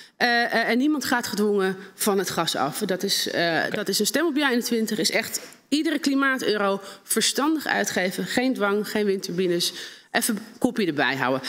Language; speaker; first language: Dutch; native; Dutch